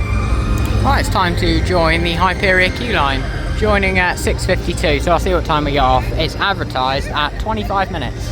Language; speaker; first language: English; native; English